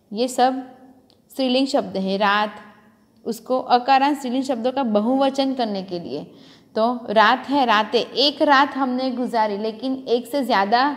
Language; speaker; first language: Hindi; non-native, local second language; Gujarati